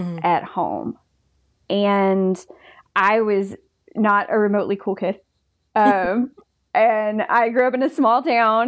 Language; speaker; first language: English; native; English